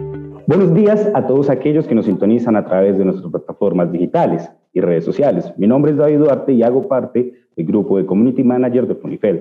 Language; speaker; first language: Spanish; native; Spanish